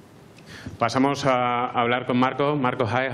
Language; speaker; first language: Spanish; native; Spanish